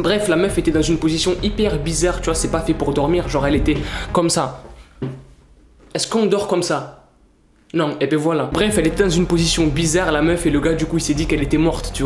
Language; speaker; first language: French; native; French